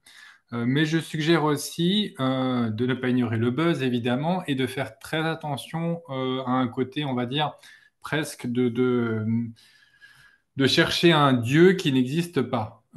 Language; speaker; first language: French; native; French